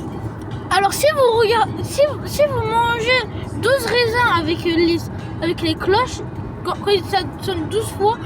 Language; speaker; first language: French; early bilingual, other home language; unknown